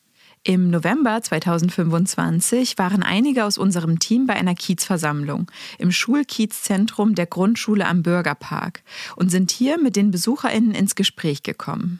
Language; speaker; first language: German; native; German